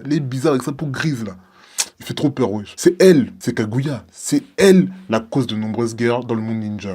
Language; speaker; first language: French; native; French